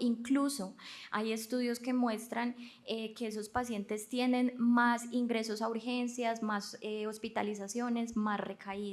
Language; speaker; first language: Spanish; native; Spanish